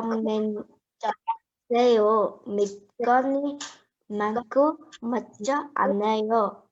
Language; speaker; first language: Korean; non-native, learner; Mongolian